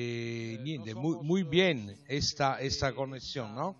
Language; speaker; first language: Spanish; non-native, learner; Italian